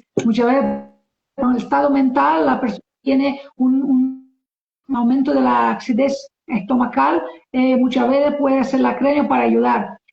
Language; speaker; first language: Spanish; non-native, learner; Portuguese